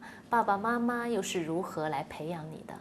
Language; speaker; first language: Chinese; native; Chinese